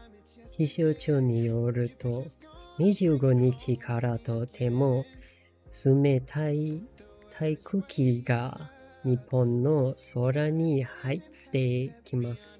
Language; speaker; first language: Japanese; non-native, learner; English